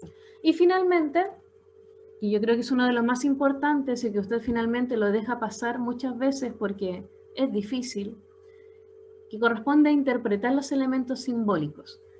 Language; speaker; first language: Spanish; native; Spanish